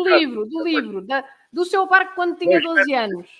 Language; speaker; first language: Portuguese; native; Portuguese